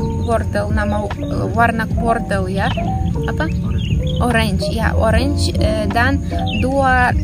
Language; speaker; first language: Indonesian; non-native, fluent; Russian